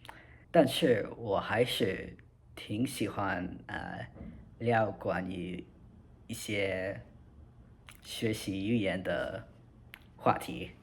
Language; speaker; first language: Chinese; non-native, learner; English